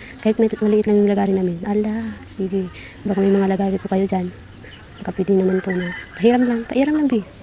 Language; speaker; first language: Filipino; non-native, local second language; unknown